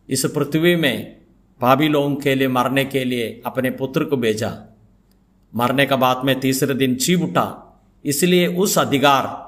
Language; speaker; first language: Hindi; non-native, local second language; Malayalam